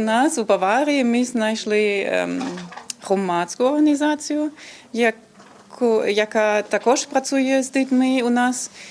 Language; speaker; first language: Ukrainian; non-native, fluent; German